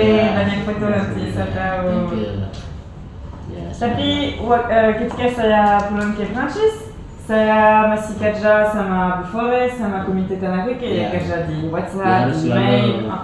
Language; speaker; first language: Indonesian; non-native, learner; French